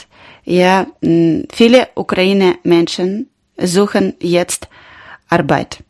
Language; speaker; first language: German; non-native, learner; Ukrainian